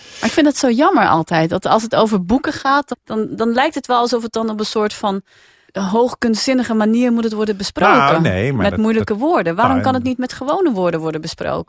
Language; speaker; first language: Dutch; native; Dutch